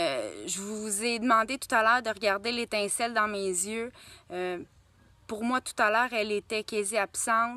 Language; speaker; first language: French; native; French